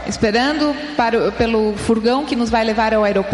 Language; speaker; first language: Portuguese; native; Portuguese